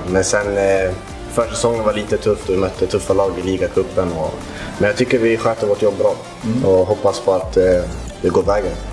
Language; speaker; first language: Swedish; early bilingual, other home language; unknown